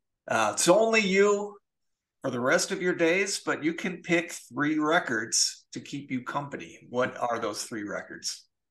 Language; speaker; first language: English; native; English